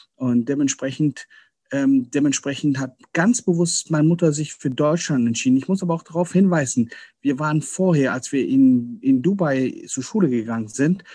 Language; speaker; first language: German; early bilingual, other home language; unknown